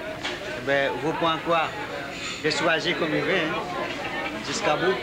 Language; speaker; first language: French; non-native, local second language; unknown